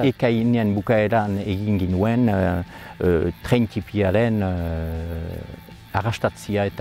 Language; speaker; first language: Basque; native; Basque